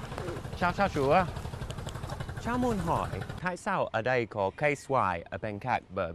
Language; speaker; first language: Vietnamese; non-native, learner; English